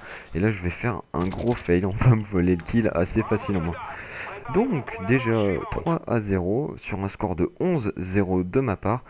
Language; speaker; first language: French; native; French